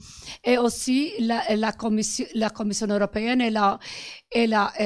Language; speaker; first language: French; non-native, fluent; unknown